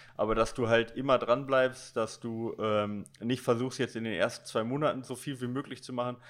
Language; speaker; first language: German; native; German